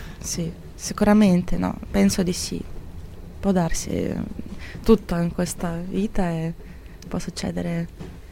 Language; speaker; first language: Italian; non-native, fluent; Russian